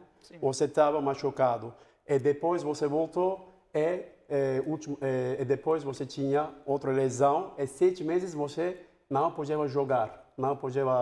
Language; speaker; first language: Portuguese; non-native, fluent; Turkish